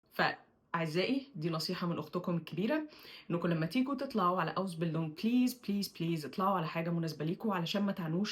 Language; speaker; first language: Arabic; native; Arabic